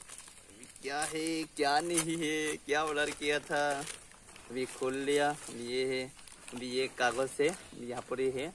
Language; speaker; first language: Hindi; non-native, local second language; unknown